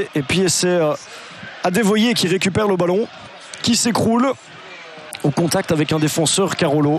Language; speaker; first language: French; native; French